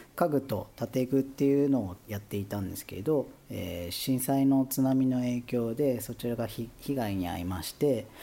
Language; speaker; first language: Japanese; native; Japanese